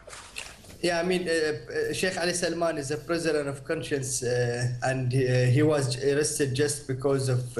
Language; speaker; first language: English; non-native, fluent; Arabic